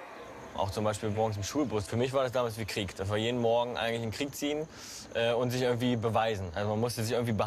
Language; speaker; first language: German; native; German